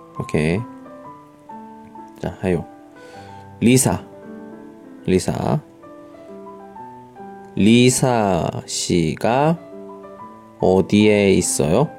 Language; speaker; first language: Korean; non-native, fluent; Chinese